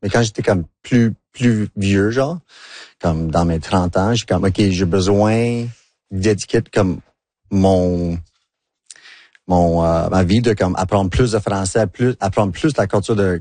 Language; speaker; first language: French; non-native, local second language; English